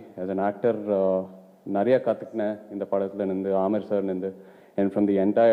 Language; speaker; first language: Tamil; non-native, local second language; Telugu